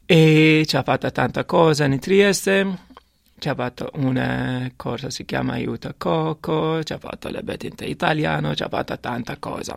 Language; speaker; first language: Italian; non-native, learner; Arabic